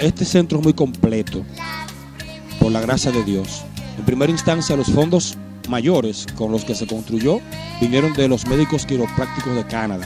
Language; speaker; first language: Spanish; native; Spanish